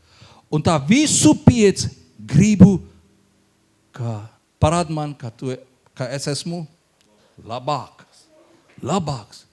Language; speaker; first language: Latvian; non-native, learner; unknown